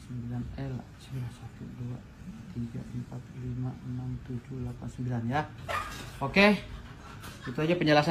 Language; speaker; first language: Indonesian; native; Indonesian